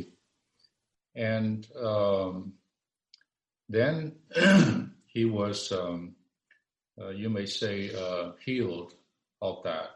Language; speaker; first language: English; non-native, local second language; Cantonese